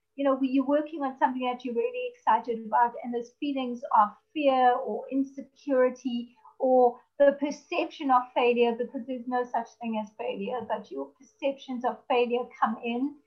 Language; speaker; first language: English; native; English